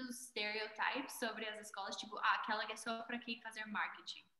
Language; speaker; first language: Portuguese; non-native, fluent; English